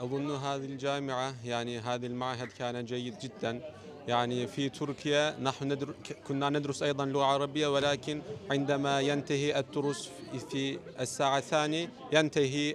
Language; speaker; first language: Arabic; non-native, learner; Turkish